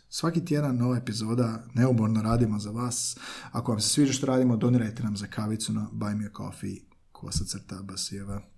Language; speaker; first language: Croatian; native; Croatian